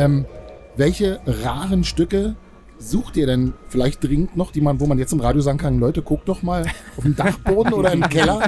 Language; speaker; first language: German; native; German